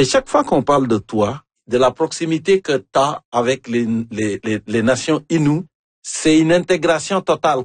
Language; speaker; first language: French; native; French